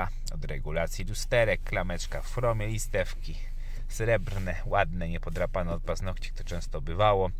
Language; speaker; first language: Polish; native; Polish